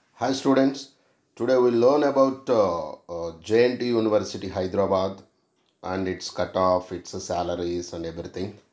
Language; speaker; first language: English; non-native, local second language; Telugu